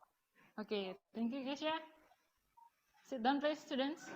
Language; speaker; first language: English; non-native, learner; Indonesian